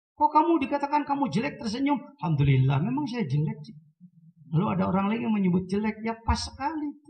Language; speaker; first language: Indonesian; non-native, local second language; Sundanese